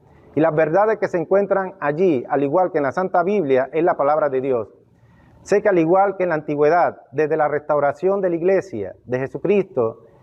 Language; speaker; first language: Spanish; native; Spanish